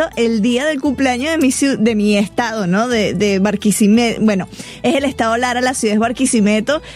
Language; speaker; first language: Spanish; native; Spanish